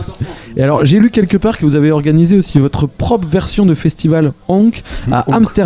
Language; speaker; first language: French; native; French